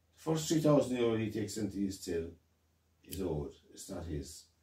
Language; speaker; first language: English; native; English